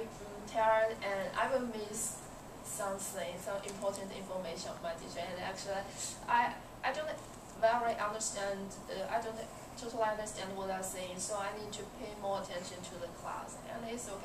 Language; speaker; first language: English; non-native, learner; Chinese